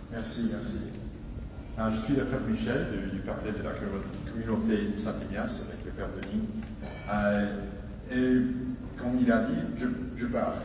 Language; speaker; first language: French; non-native, fluent; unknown